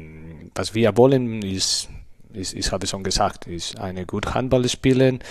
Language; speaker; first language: German; non-native, learner; Spanish